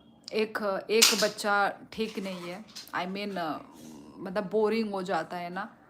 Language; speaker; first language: Hindi; non-native, local second language; Kok Borok